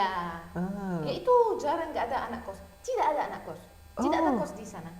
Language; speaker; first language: Indonesian; non-native, learner; Arabic